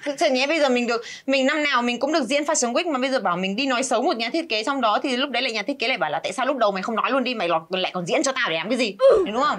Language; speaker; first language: Vietnamese; early bilingual, other home language; Spanish